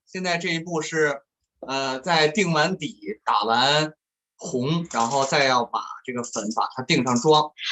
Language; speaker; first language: Chinese; native; Chinese